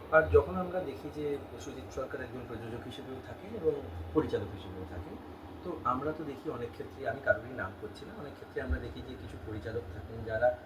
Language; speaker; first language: Bangla; native; Bangla